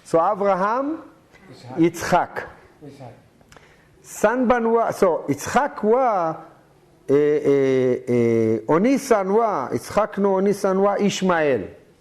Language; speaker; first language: Japanese; non-native, learner; Hebrew